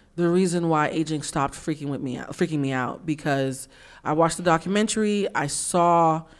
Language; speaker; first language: English; native; English